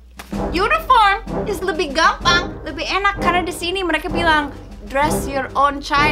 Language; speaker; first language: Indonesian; non-native, fluent; English